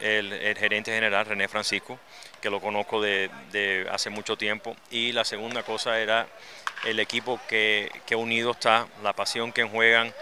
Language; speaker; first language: Spanish; early bilingual, other home language; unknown